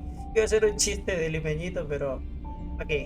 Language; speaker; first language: Spanish; native; Spanish